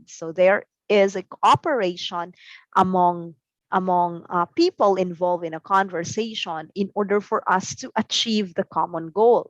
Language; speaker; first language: English; non-native, local second language; Cebuano